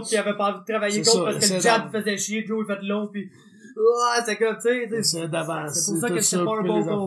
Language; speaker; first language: French; native; French